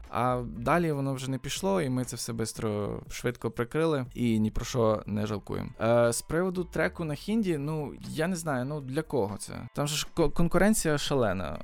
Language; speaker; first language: Ukrainian; native; Ukrainian